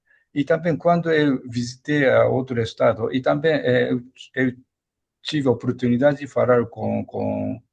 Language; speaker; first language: Portuguese; non-native, fluent; Japanese